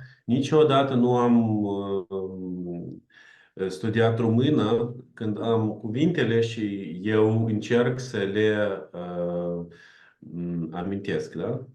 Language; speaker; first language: Romanian; non-native, learner; Ukrainian